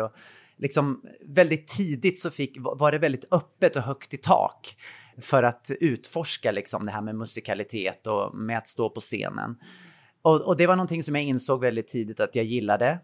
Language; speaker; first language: Swedish; native; Swedish